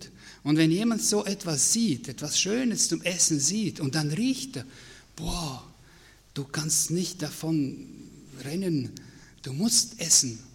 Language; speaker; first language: German; non-native, fluent; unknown